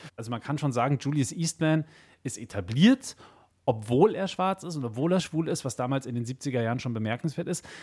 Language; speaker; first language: German; native; German